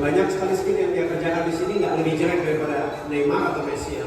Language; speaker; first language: Indonesian; native; Indonesian